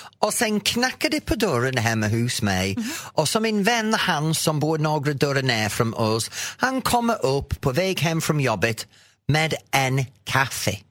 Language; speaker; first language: Swedish; non-native, fluent; English